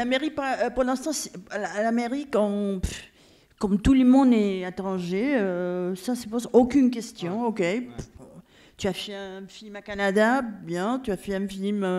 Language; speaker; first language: French; non-native, fluent; Catalan